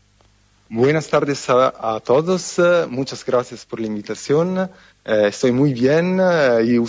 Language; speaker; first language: Spanish; non-native, fluent; Italian